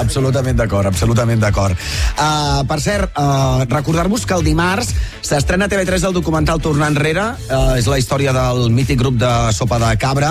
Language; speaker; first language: Catalan; native; Catalan